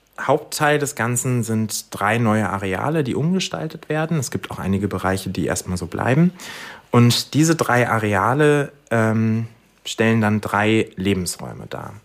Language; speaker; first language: German; native; German